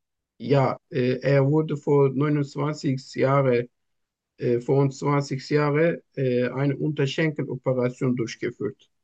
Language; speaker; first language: German; non-native, learner; Turkish